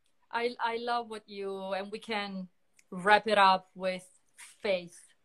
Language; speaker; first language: English; non-native, fluent; Italian